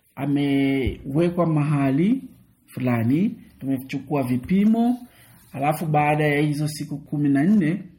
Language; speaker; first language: Swahili; native; Swahili